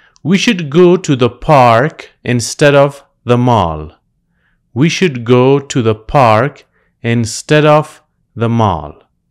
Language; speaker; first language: English; non-native, fluent; Persian